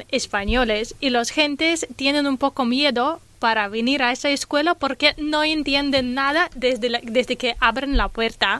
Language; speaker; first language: Spanish; non-native, learner; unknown